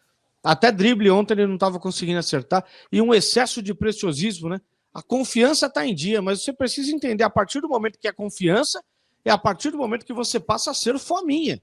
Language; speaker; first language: Portuguese; native; Portuguese